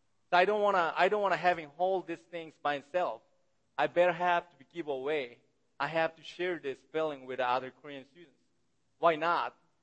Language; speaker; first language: English; non-native, learner; Korean